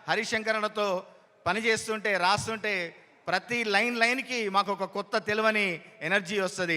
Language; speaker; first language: Telugu; native; Telugu